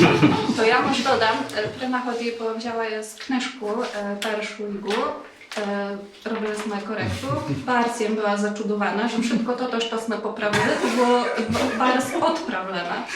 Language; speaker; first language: Polish; non-native, local second language; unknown